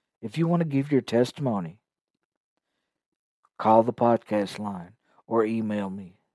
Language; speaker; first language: English; native; English